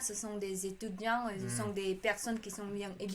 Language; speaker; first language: French; non-native, learner; Khmer